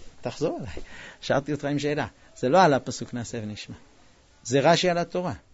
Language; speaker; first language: Hebrew; non-native, fluent; English